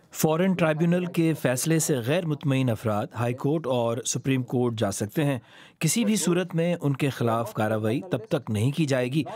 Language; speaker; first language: Urdu; native; Urdu